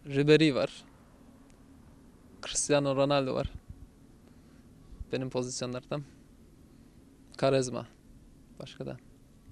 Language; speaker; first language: Turkish; early bilingual, heritage; Turkish